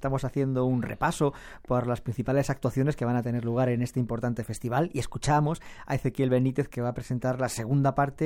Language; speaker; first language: Spanish; native; Spanish